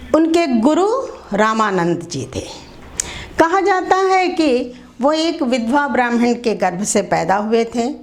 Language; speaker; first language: Hindi; non-native, local second language; Telugu